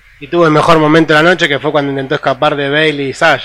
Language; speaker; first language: Spanish; native; Spanish